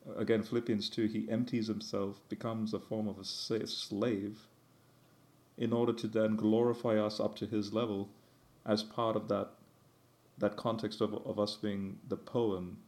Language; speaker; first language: English; early bilingual, heritage; English